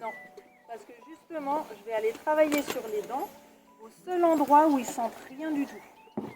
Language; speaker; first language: French; native; French